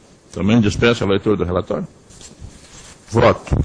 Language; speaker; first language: Portuguese; native; Portuguese